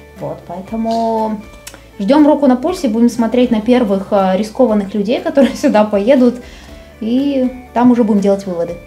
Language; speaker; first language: Russian; native; Russian